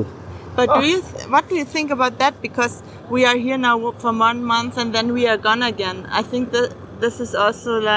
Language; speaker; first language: English; non-native, fluent; German